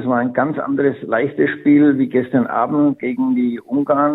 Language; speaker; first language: German; native; German